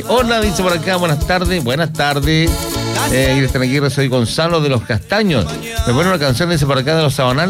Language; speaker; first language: Spanish; native; Spanish